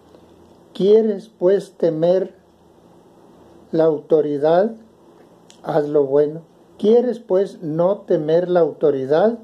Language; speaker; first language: Spanish; native; Spanish